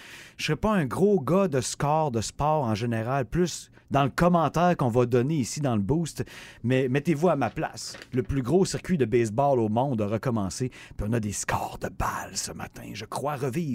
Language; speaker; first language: French; native; French